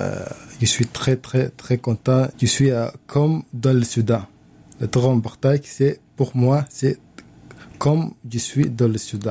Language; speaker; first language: French; non-native, learner; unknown